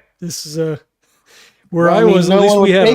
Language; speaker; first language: English; native; English